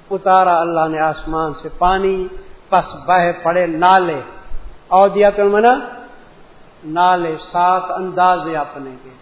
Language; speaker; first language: Urdu; non-native, local second language; Punjabi